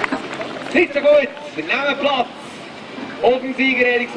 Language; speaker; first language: German; native; German